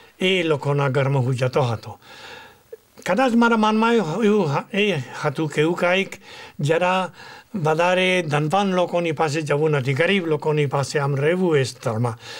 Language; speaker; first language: Gujarati; non-native, fluent; Spanish